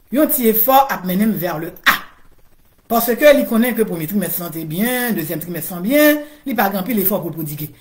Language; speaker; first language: French; non-native, local second language; Haitian Creole